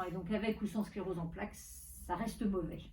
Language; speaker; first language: French; native; French